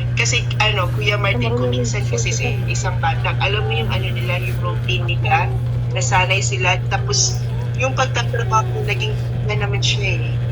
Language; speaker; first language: Filipino; non-native, local second language; Cebuano